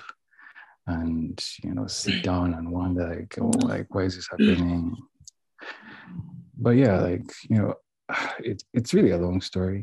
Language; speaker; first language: English; non-native, local second language; Ganda